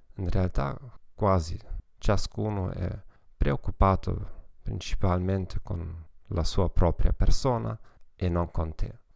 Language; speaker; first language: Italian; non-native, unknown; German